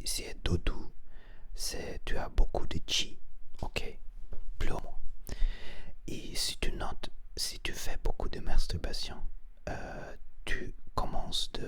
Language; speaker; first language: French; non-native, learner; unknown